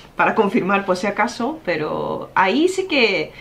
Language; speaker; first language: Spanish; non-native, fluent; Japanese